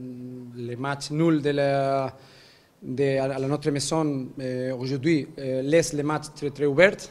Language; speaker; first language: French; non-native, learner; Spanish